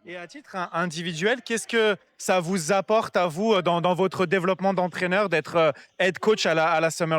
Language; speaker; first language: French; native; French